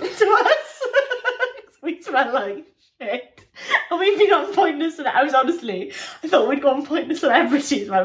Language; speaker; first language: English; native; English